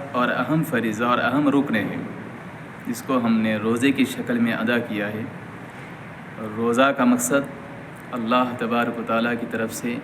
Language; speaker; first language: Urdu; native; Urdu